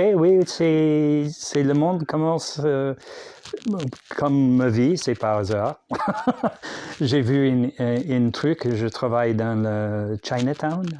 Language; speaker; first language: French; non-native, learner; English